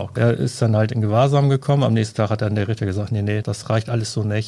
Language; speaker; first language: German; native; German